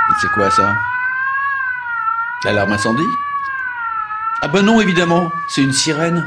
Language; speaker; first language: French; native; French